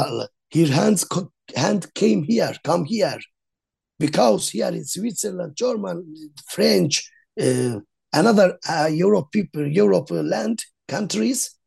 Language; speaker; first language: English; non-native, learner; Azerbaijani